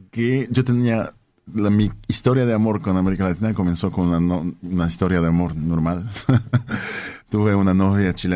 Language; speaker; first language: Spanish; non-native, fluent; Polish